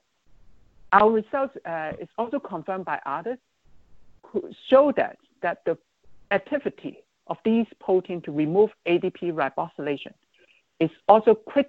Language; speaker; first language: English; non-native, local second language; Cantonese